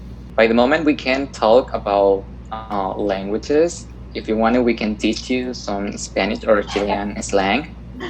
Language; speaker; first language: English; non-native, fluent; Spanish